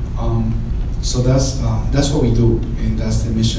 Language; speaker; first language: English; non-native, fluent; Spanish